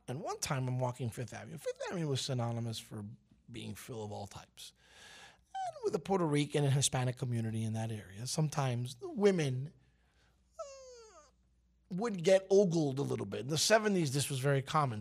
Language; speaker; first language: English; early bilingual, other home language; Spanish